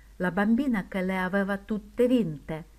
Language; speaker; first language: Italian; non-native, fluent; Ukrainian